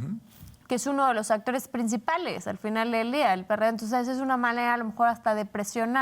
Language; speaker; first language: Spanish; native; Spanish